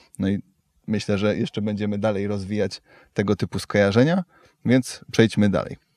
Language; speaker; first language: Polish; native; Polish